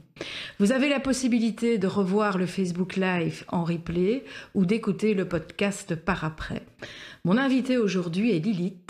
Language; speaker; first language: French; native; French